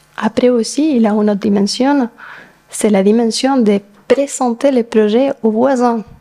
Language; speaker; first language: French; non-native, fluent; Spanish